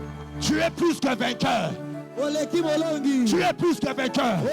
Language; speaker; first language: French; non-native, local second language; Lingala